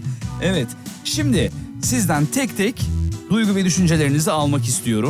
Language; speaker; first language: Turkish; native; Turkish